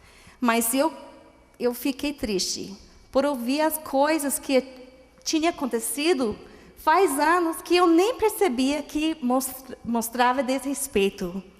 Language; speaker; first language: Portuguese; non-native, fluent; English